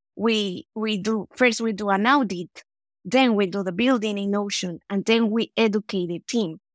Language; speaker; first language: English; non-native, fluent; Spanish